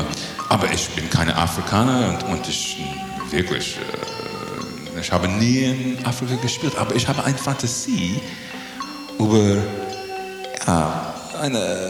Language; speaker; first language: German; non-native, learner; English